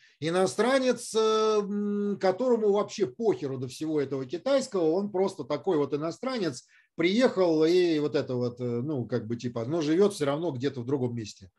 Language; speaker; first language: Russian; native; Russian